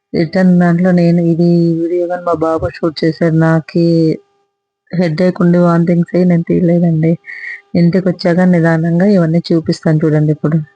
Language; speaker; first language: Telugu; native; Telugu